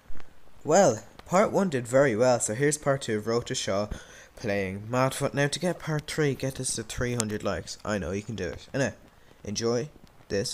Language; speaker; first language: English; native; English